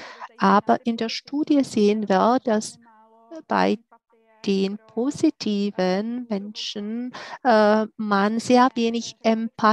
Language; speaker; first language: German; non-native, fluent; Czech